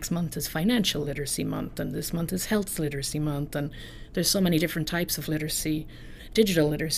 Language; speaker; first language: English; native; English